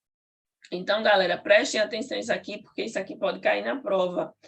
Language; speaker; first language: Portuguese; native; Portuguese